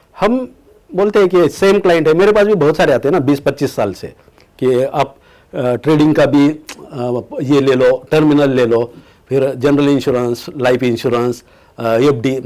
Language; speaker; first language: Hindi; non-native, local second language; Marathi